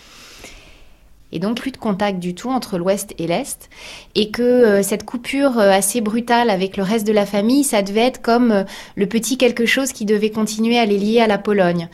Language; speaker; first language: French; native; French